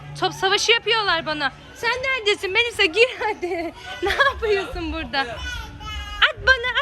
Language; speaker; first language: Turkish; native; Turkish